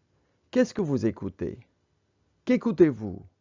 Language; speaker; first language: French; non-native, fluent; English